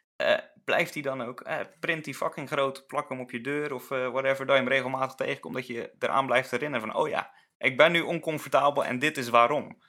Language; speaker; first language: Dutch; native; Dutch